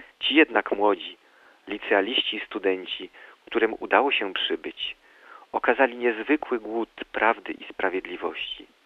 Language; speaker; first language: Polish; early bilingual, heritage; Polish